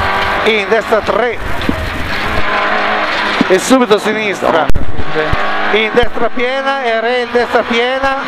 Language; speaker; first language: Italian; native; Italian